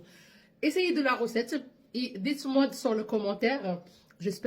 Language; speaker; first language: French; non-native, local second language; Arabic